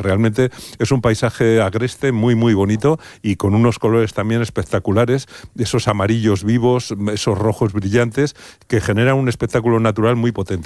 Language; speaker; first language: Spanish; native; Spanish